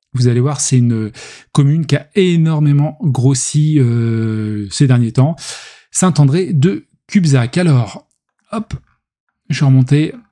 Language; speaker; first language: French; native; French